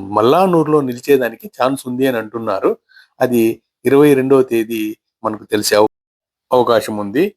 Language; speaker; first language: Telugu; native; Telugu